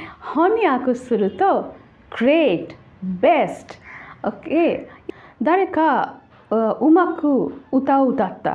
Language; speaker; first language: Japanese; non-native, learner; Bangla